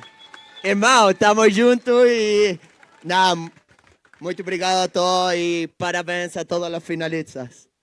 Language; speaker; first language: Portuguese; non-native, learner; Spanish